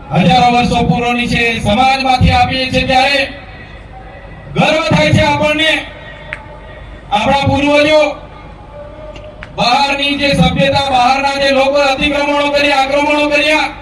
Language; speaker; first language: Gujarati; non-native, local second language; Bhili